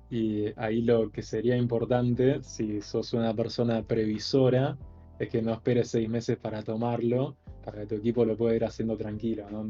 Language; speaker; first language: Spanish; native; Spanish